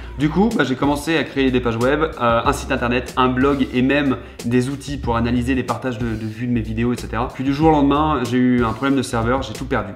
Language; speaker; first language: French; native; French